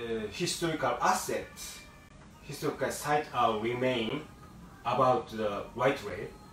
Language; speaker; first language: English; non-native, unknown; Japanese